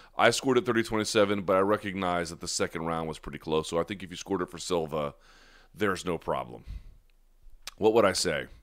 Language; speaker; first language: English; native; English